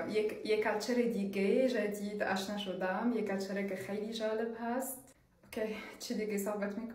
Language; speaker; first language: Persian; non-native, learner; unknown